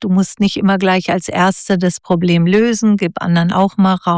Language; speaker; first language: German; native; German